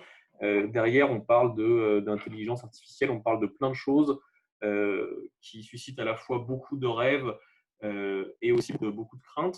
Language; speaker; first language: French; native; French